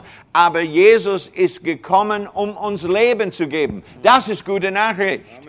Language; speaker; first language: German; non-native, fluent; English